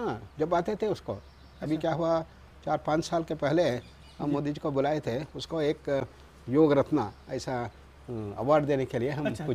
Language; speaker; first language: Hindi; non-native, local second language; Kannada